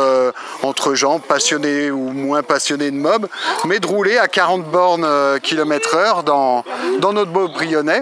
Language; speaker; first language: French; native; French